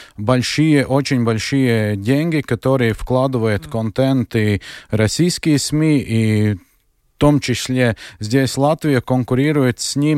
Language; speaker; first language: Russian; non-native, local second language; Latvian